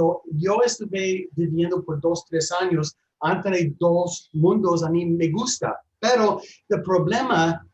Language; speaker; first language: Spanish; non-native, learner; English